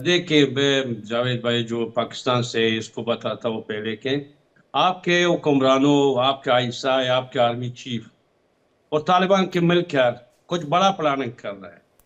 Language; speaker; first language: Hindi; non-native, fluent; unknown